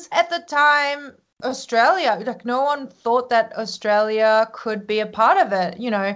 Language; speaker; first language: English; early bilingual, other home language; Korean